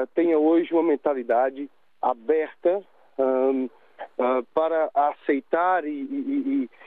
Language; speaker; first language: Portuguese; native; Portuguese